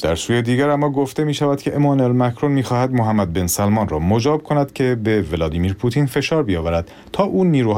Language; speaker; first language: Persian; native; Persian